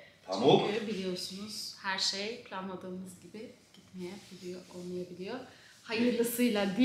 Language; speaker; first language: Turkish; native; Turkish